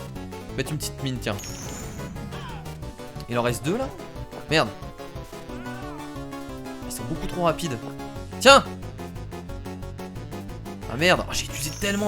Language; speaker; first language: French; native; French